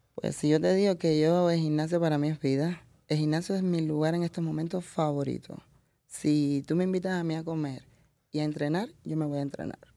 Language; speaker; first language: Spanish; native; Spanish